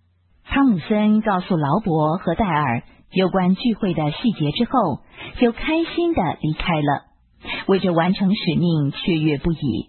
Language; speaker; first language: Chinese; native; Chinese